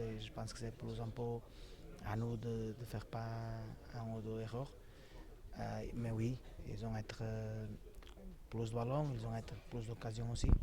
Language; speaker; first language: French; non-native, fluent; Portuguese